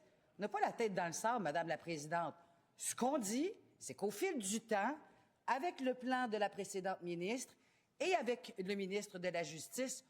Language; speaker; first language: French; native; French